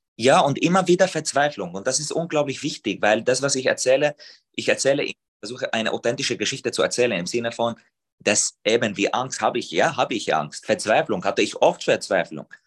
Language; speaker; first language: German; non-native, fluent; Arabic